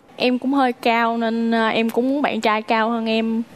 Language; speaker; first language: Vietnamese; native; Vietnamese